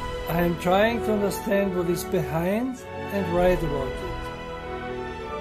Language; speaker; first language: English; non-native, fluent; German